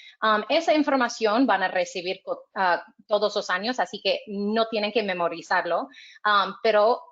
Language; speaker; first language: Spanish; non-native, fluent; English